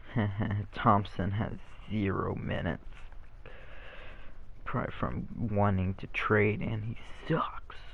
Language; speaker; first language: English; native; English